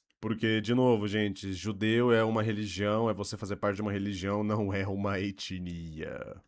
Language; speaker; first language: Portuguese; native; Portuguese